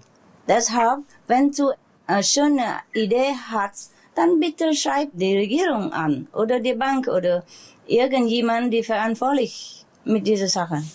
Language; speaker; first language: German; non-native, learner; Vietnamese